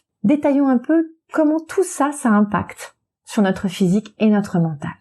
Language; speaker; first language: French; native; French